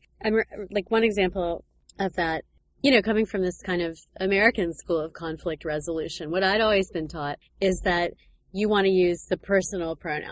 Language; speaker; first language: English; native; English